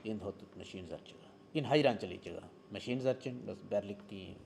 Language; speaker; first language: Mongolian; non-native, learner; Urdu